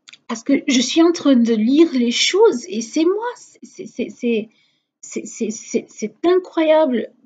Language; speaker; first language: French; non-native, fluent; Portuguese